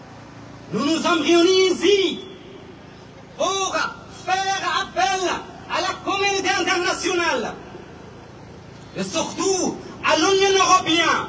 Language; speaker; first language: French; non-native, fluent; Persian